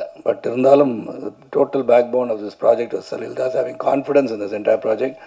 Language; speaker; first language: Tamil; native; Tamil